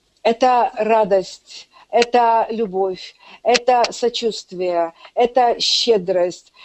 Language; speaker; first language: Russian; native; Russian